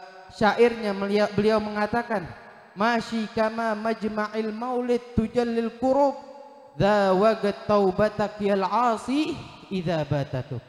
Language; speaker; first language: Indonesian; native; Indonesian